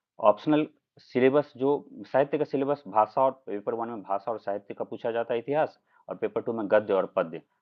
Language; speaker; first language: Hindi; non-native, local second language; Maithili